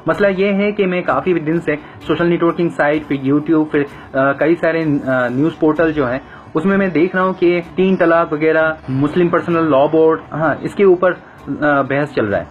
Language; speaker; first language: Hindi; non-native, fluent; Bangla